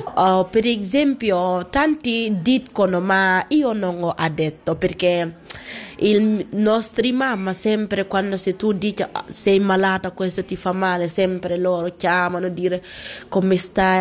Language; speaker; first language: Italian; non-native, learner; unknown